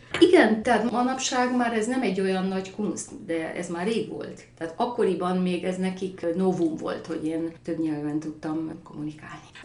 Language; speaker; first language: Hungarian; native; Hungarian